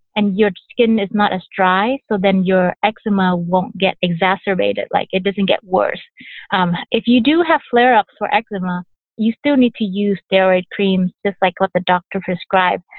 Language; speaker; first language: English; early bilingual, other home language; Vietnamese